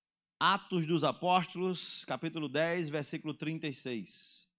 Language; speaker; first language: Portuguese; native; Portuguese